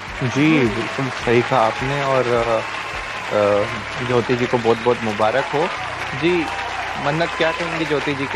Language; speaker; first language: Hindi; native; Hindi